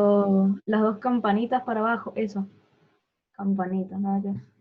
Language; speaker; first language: Spanish; native; Spanish